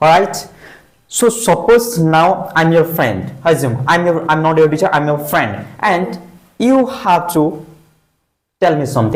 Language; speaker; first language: English; non-native, fluent; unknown